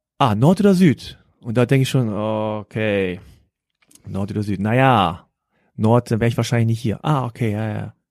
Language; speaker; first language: German; native; German